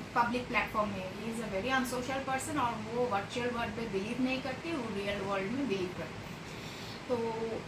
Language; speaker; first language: Hindi; non-native, local second language; Bangla